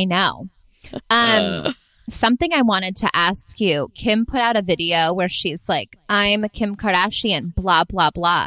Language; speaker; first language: English; native; English